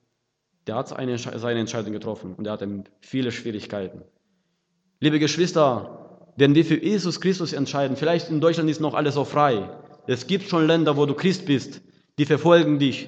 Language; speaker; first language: German; non-native, fluent; Russian